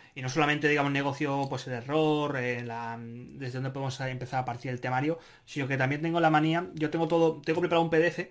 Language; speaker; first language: Spanish; native; Spanish